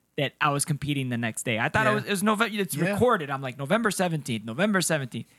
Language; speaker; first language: English; non-native, fluent; Spanish